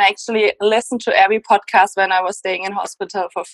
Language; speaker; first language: English; non-native, fluent; German